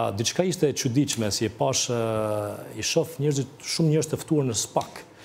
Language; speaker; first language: Albanian; early bilingual, heritage; Albanian